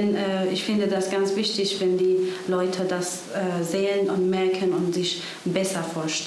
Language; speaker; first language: German; non-native, fluent; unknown